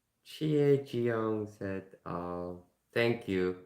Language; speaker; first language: English; non-native, fluent; Korean